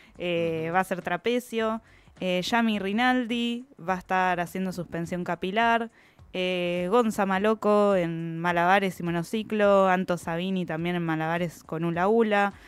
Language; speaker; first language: Spanish; native; Spanish